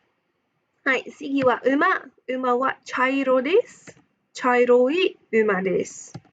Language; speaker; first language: Japanese; non-native, fluent; English